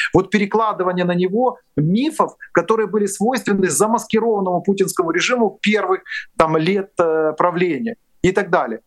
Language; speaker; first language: Russian; non-native, local second language; Ukrainian